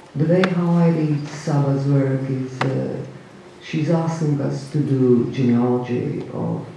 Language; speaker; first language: English; non-native, fluent; Croatian